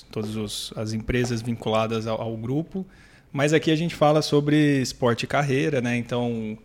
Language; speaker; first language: Portuguese; native; Portuguese